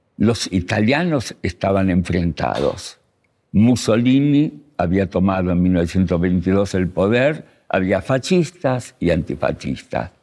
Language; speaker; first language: Spanish; early bilingual, other home language; Russian